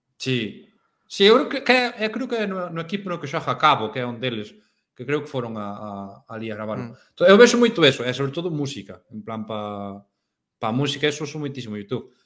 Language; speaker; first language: Galician; native; Galician